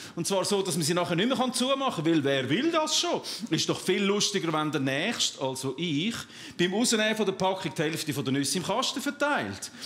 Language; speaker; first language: German; native; German